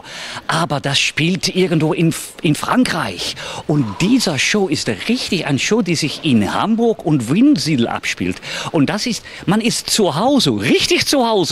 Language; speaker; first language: German; non-native, fluent; English